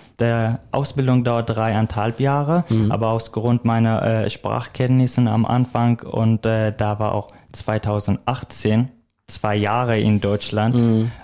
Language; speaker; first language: German; non-native, fluent; Kurdish